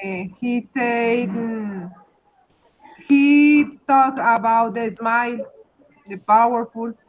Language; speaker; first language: English; non-native, learner; Spanish